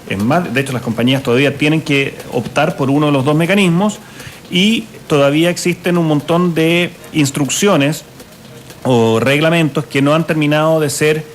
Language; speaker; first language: Spanish; native; Spanish